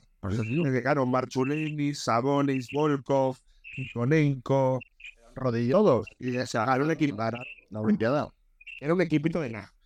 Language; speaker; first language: Spanish; native; Spanish